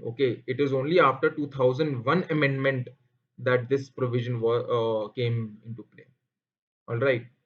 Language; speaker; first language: English; non-native, local second language; Hindi